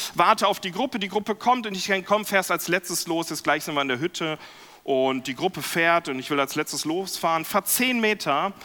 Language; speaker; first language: German; native; German